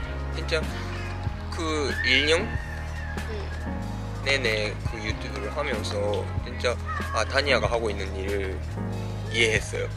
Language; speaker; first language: Korean; non-native, fluent; Japanese